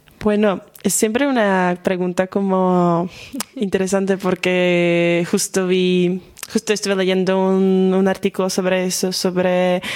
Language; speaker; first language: Spanish; non-native, fluent; Slovak